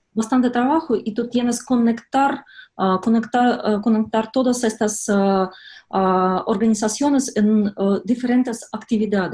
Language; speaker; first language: Spanish; non-native, fluent; Russian